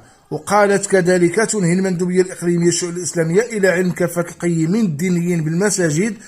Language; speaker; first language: Arabic; native; Arabic